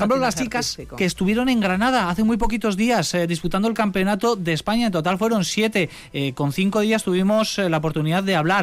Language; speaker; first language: Spanish; native; Spanish